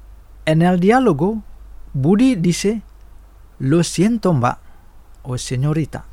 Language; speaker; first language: Spanish; non-native, fluent; Indonesian